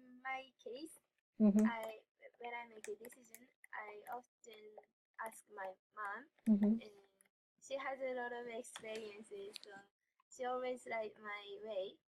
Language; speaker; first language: English; non-native, learner; Japanese